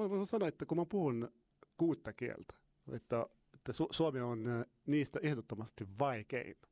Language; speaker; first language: Finnish; non-native, fluent; Arabic